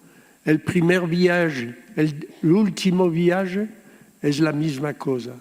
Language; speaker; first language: Spanish; early bilingual, heritage; French